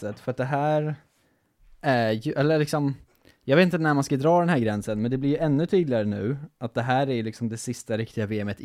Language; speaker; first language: Swedish; native; Swedish